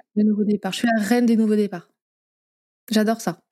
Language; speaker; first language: French; native; French